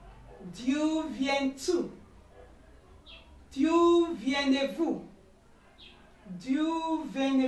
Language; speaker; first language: French; non-native, learner; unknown